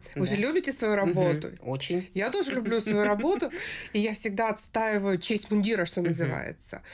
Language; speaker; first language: Russian; native; Russian